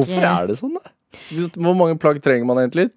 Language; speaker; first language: Norwegian; native; Norwegian